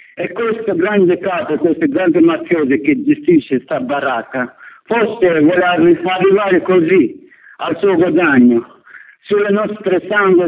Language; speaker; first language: Italian; non-native, fluent; Albanian